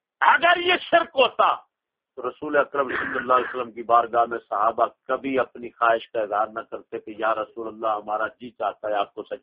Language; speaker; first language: Urdu; non-native, local second language; Punjabi